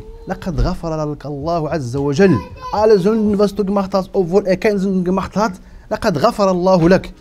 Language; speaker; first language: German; non-native, fluent; Arabic